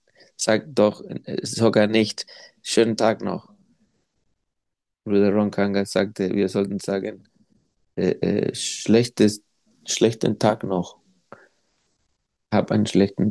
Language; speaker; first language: German; non-native, fluent; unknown